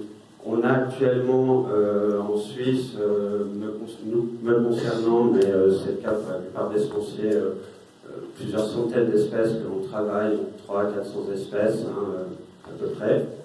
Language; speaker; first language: French; native; French